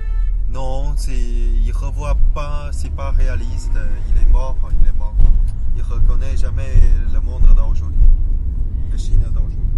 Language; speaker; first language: French; non-native, fluent; Chinese